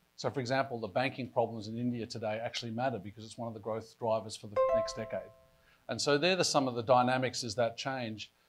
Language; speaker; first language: English; native; English